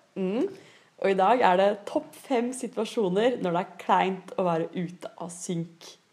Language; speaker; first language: Norwegian; native; Norwegian